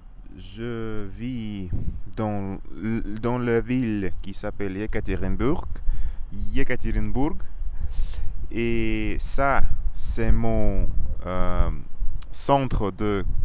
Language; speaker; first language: French; non-native, learner; Russian